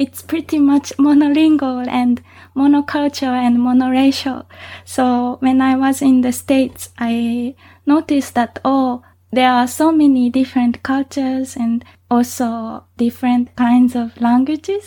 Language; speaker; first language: English; non-native, fluent; Japanese